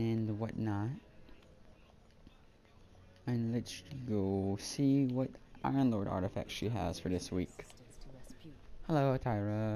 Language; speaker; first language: English; native; English